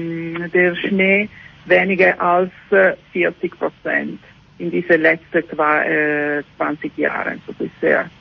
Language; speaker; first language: German; non-native, learner; Italian